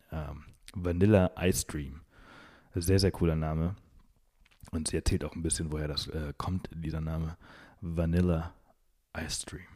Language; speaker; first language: German; native; German